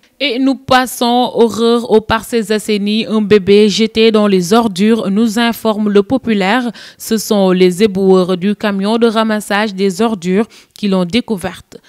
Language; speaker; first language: French; non-native, local second language; Wolof